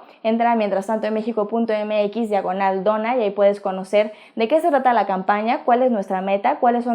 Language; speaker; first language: Spanish; native; Spanish